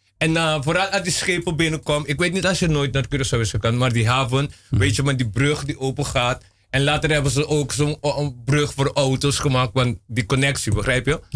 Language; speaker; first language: Dutch; non-native, local second language; Papiamento